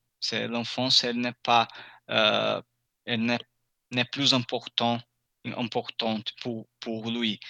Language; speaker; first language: French; non-native, fluent; Portuguese